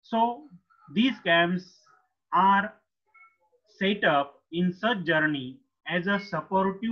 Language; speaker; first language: English; non-native, local second language; Marathi